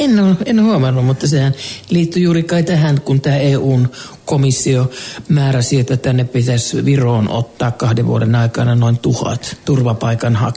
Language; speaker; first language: Finnish; native; Finnish